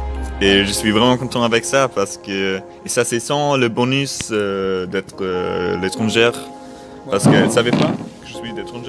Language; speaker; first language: French; non-native, learner; German